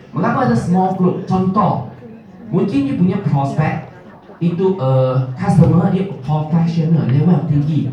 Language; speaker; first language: Malay; non-native, local second language; Min Nan Chinese